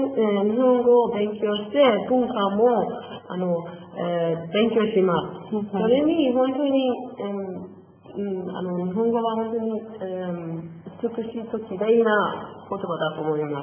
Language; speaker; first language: Japanese; non-native, learner; Persian